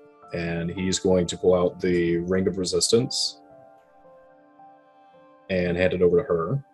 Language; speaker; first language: English; native; English